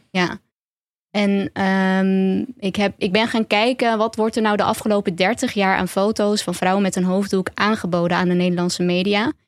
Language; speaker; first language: Dutch; early bilingual, other home language; Turkish